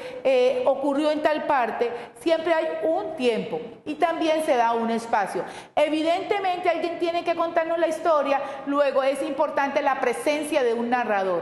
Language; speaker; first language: Spanish; native; Spanish